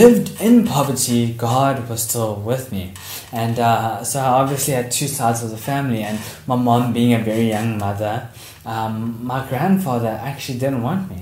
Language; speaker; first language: English; native; English